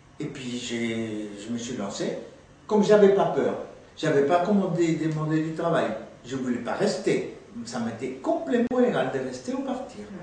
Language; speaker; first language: French; non-native, fluent; Spanish